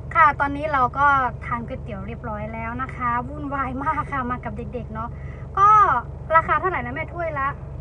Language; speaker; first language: Thai; native; Thai